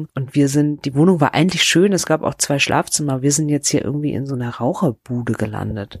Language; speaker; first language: German; native; German